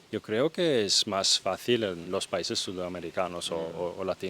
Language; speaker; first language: Spanish; non-native, fluent; Danish